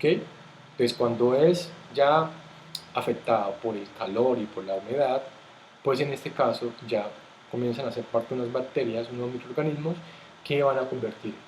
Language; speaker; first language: Spanish; native; Spanish